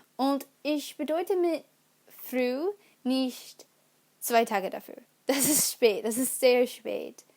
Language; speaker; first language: German; non-native, learner; English